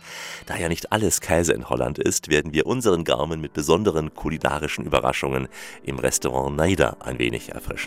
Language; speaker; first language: German; native; German